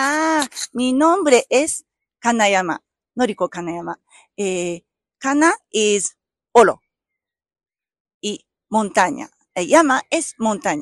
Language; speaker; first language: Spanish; non-native, learner; Japanese